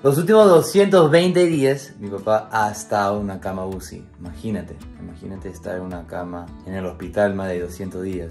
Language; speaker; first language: Spanish; non-native, fluent; English